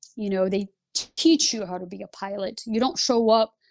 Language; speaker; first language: English; early bilingual, other home language; Lithuanian